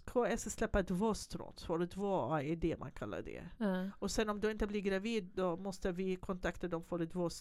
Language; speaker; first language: Swedish; non-native, fluent; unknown